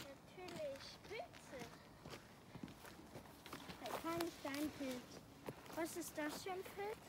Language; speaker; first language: German; early bilingual, other home language; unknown